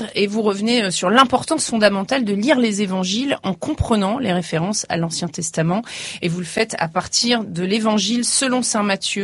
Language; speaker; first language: French; native; French